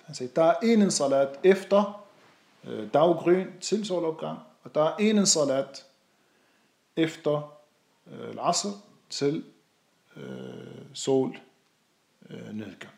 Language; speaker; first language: Danish; non-native, fluent; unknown